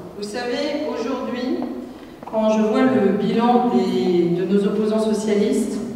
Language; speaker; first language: French; native; French